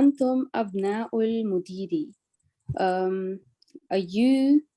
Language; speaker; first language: Arabic; non-native, learner; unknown